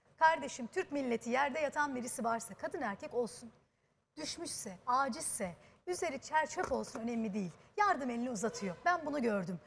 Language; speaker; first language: Turkish; native; Turkish